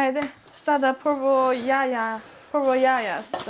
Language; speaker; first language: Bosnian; non-native, learner; Chinese